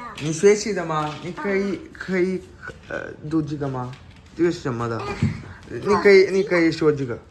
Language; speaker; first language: Chinese; non-native, learner; Malayalam